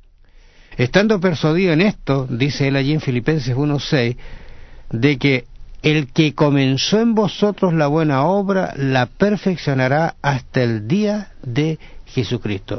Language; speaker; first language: Spanish; native; Spanish